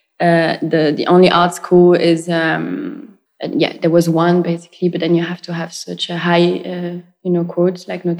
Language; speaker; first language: English; non-native, fluent; French